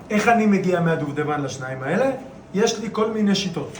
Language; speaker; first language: Hebrew; native; Hebrew